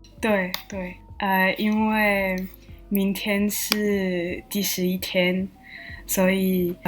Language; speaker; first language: Chinese; non-native, learner; French